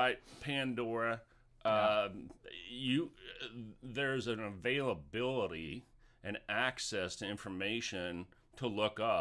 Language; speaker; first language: English; native; English